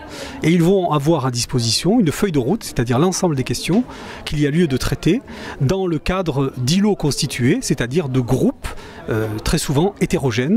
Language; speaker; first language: French; native; French